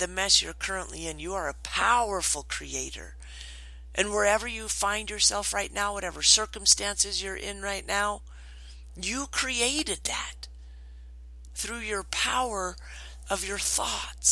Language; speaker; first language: English; native; English